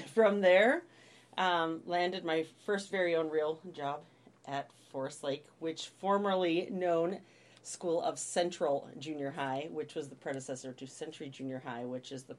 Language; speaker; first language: English; native; English